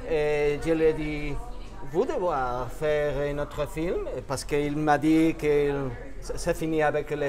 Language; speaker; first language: French; non-native, fluent; Spanish